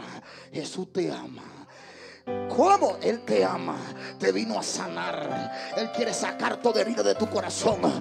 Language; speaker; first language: Spanish; native; Spanish